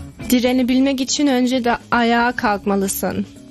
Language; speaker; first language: Turkish; non-native, learner; German